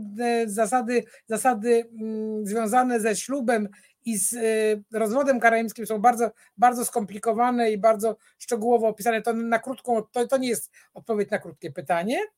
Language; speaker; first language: Polish; native; Polish